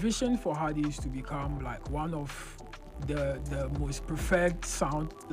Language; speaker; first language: English; non-native, local second language; Akan